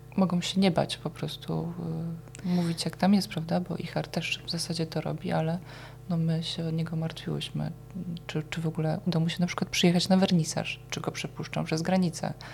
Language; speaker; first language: Polish; native; Polish